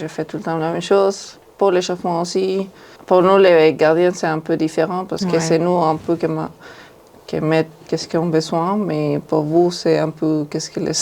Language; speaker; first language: French; non-native, fluent; Spanish